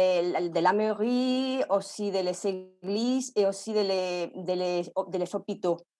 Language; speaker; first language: French; non-native, learner; Spanish